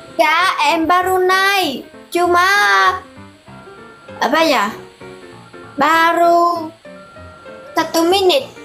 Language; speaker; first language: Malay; non-native, learner; Vietnamese